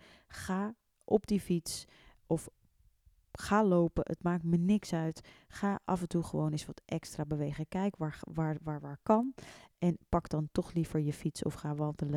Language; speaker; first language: Dutch; native; Dutch